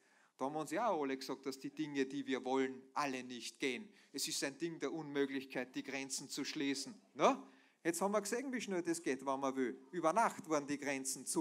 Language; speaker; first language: German; native; German